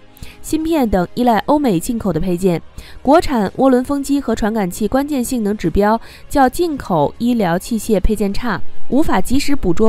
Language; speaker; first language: Chinese; native; Chinese